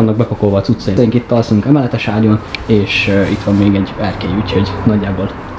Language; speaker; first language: Hungarian; native; Hungarian